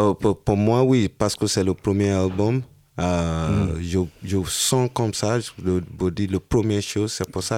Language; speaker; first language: French; non-native, learner; Yoruba